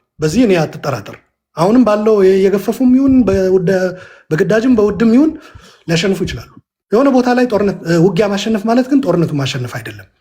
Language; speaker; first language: Amharic; non-native, local second language; Tigrinya